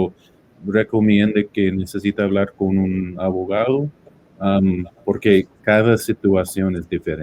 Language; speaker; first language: Spanish; non-native, fluent; English